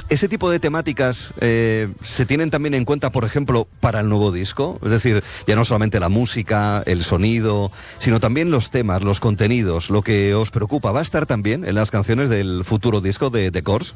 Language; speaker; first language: Spanish; native; Spanish